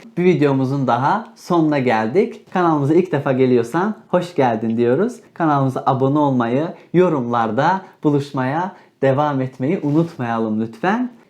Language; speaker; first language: Turkish; native; Turkish